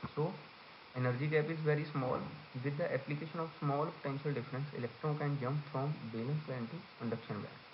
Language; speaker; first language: English; non-native, local second language; Punjabi